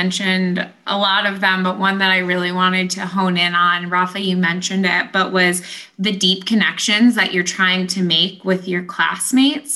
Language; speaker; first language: English; native; English